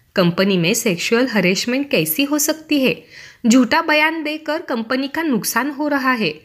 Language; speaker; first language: Hindi; non-native, local second language; Marathi